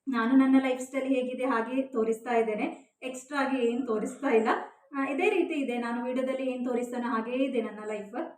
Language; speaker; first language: Kannada; non-native, local second language; Tulu